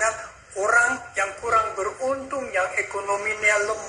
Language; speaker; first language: Indonesian; non-native, fluent; German